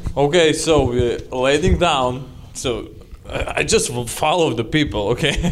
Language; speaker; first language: English; non-native, learner; Russian